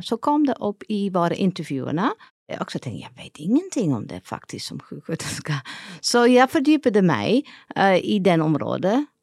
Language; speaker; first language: Swedish; non-native, fluent; Dutch